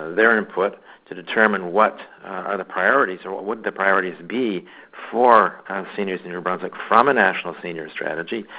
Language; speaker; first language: English; native; English